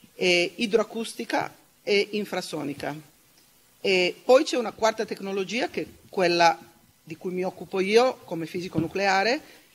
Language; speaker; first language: Italian; native; Italian